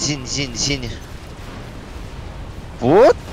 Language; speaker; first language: English; non-native, learner; Russian